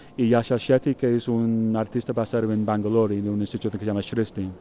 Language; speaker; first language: Spanish; non-native, fluent; English